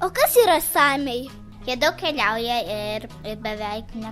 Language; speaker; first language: Lithuanian; early bilingual, heritage; Lithuanian